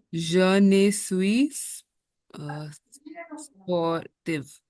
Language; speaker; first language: French; non-native, learner; Hindi